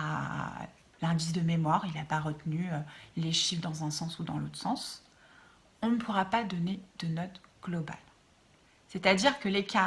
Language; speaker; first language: French; native; French